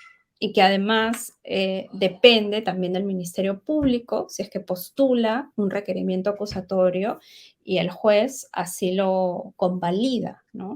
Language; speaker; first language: Spanish; native; Spanish